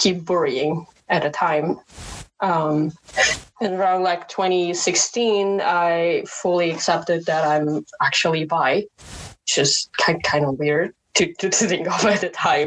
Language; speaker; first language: English; non-native, fluent; Indonesian